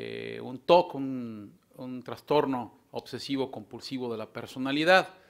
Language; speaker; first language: Spanish; native; Spanish